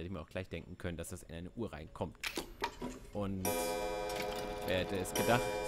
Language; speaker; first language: German; native; German